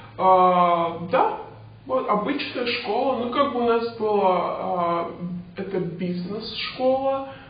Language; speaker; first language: Russian; non-native, local second language; Romanian